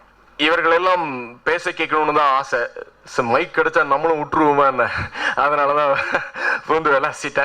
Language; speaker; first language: Tamil; native; Tamil